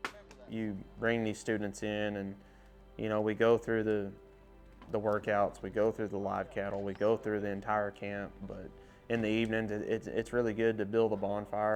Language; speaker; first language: English; native; English